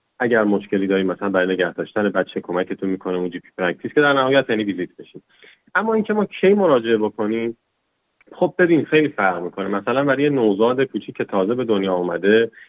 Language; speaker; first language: Persian; native; Persian